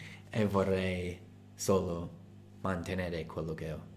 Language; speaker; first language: Italian; non-native, fluent; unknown